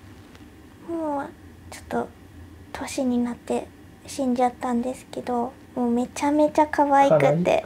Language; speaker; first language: Japanese; native; Japanese